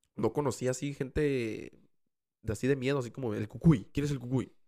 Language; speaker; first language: Spanish; early bilingual, heritage; Spanish